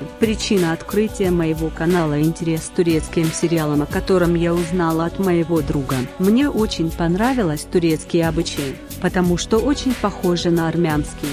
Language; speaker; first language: Russian; early bilingual, heritage; Russian